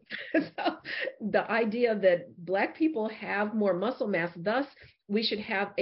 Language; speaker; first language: English; native; English